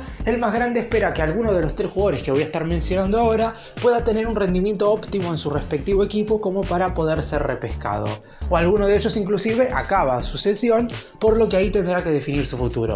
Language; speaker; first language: Spanish; native; Spanish